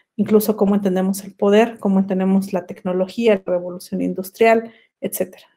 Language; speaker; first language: Spanish; non-native, local second language; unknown